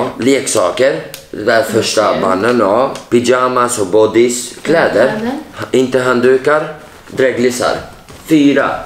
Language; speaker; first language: Swedish; non-native, learner; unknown